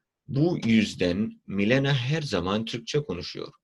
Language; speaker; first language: Turkish; non-native, fluent; Urdu